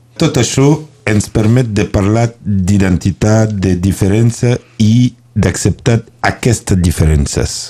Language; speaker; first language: Catalan; non-native, learner; French